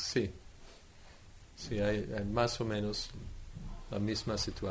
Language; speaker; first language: Spanish; non-native, fluent; English